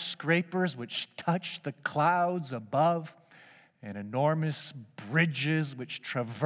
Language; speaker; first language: English; native; English